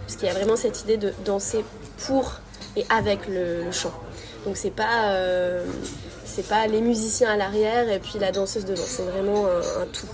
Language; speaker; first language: French; native; French